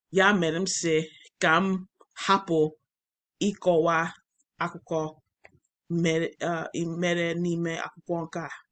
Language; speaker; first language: Igbo; non-native, learner; English